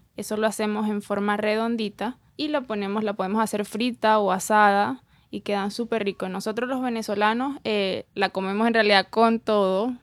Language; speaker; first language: Spanish; native; Spanish